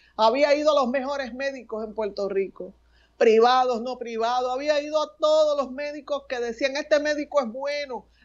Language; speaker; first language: Spanish; native; Spanish